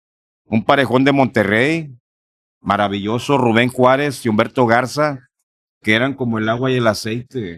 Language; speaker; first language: Spanish; native; Spanish